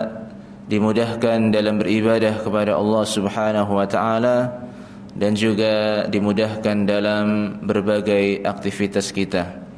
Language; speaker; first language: Indonesian; native; Indonesian